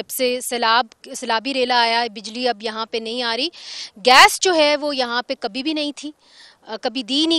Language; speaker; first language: Urdu; native; Urdu